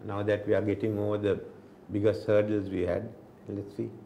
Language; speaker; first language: English; non-native, local second language; Sinhala